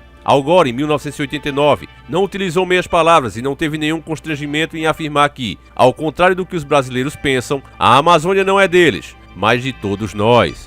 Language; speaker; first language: Portuguese; native; Portuguese